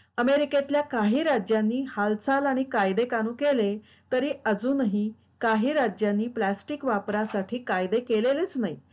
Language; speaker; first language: Marathi; native; Marathi